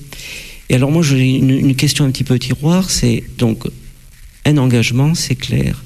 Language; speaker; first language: French; native; French